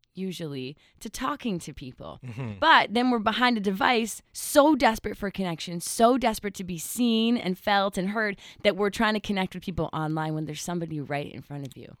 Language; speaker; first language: English; native; English